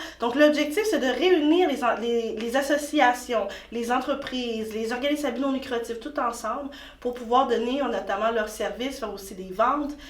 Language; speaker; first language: French; native; French